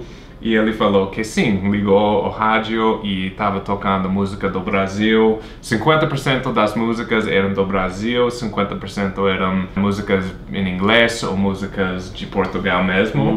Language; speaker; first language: Portuguese; non-native, fluent; English